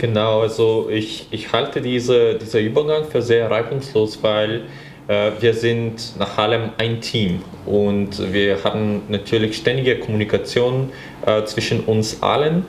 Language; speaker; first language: German; non-native, fluent; Bulgarian